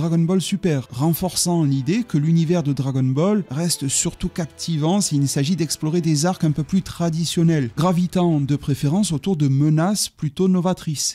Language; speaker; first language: French; native; French